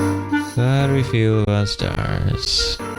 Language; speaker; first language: English; native; English